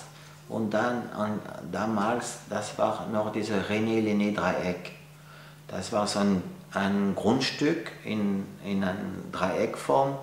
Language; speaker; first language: German; non-native, fluent; French